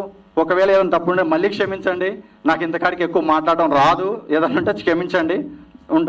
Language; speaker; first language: Telugu; native; Telugu